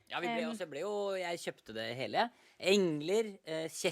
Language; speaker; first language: Norwegian; native; Norwegian